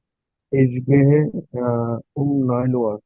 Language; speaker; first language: German; non-native, learner; Bangla